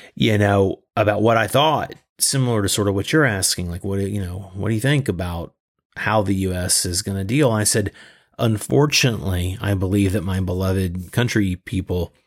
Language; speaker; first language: English; native; English